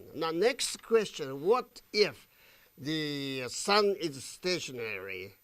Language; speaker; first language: English; non-native, fluent; Japanese